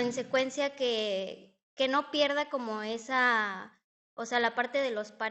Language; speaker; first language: Spanish; native; Spanish